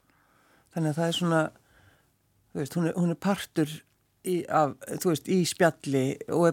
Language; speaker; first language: Icelandic; native; Icelandic